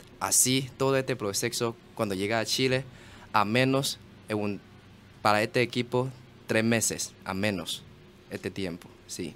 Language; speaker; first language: Spanish; non-native, learner; Chinese